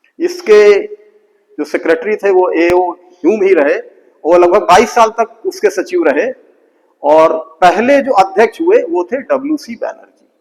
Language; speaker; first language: Hindi; native; Hindi